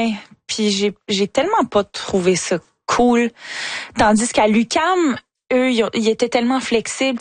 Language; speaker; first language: French; native; French